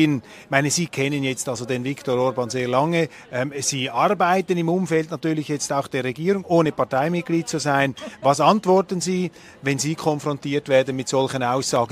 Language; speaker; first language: German; native; German